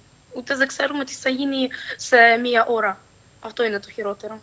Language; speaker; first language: Greek; non-native, fluent; Ukrainian